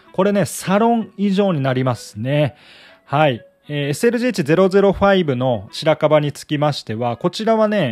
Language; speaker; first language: Japanese; native; Japanese